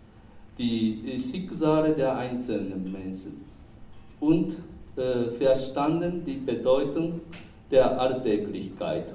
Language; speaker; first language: German; non-native, fluent; Japanese